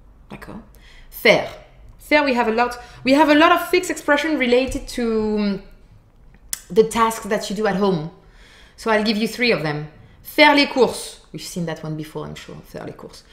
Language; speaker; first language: English; non-native, fluent; French